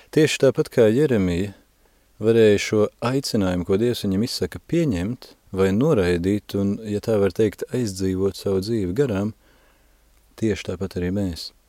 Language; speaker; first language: Latvian; native; Latvian